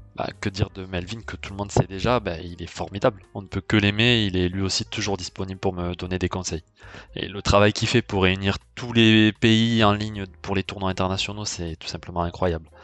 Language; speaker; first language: French; native; French